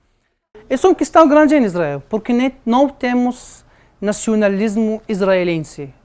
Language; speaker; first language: Portuguese; non-native, fluent; Arabic